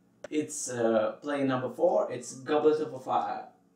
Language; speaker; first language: English; non-native, learner; Russian